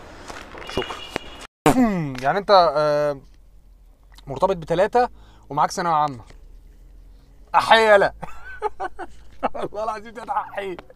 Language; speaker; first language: Arabic; native; Arabic